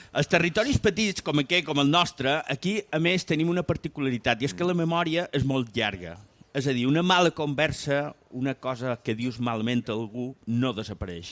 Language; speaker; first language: Catalan; non-native, local second language; Spanish